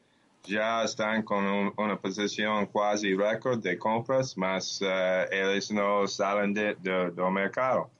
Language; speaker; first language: Portuguese; non-native, learner; Spanish